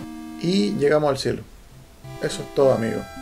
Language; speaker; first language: Spanish; native; Spanish